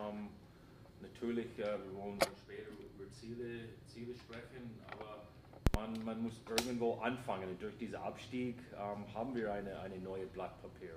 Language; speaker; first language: German; non-native, fluent; English